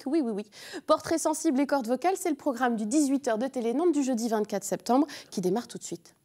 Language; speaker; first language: French; native; French